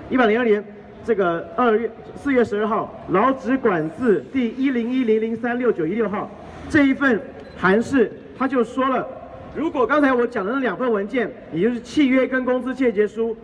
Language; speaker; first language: Chinese; native; Chinese